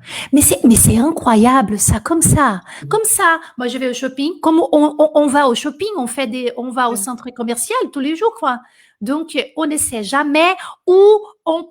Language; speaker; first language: French; non-native, fluent; Portuguese